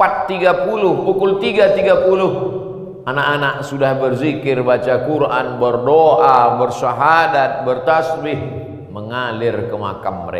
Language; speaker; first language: Indonesian; non-native, local second language; Malay